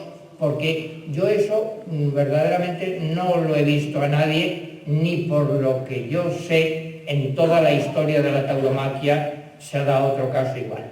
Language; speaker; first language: Spanish; native; Spanish